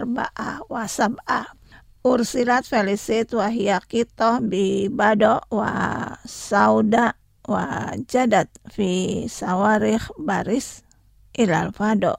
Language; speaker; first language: Arabic; non-native, learner; Indonesian